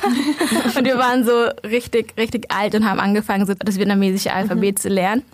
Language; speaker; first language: German; early bilingual, other home language; Vietnamese